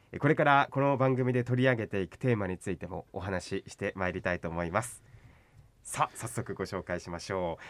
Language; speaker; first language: Japanese; native; Japanese